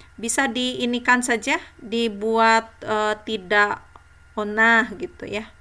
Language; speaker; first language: Indonesian; native; Indonesian